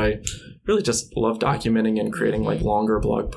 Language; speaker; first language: English; native; English